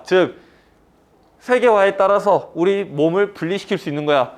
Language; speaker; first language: Korean; native; Korean